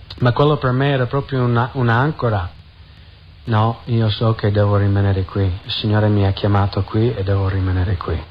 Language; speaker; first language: Italian; non-native, fluent; English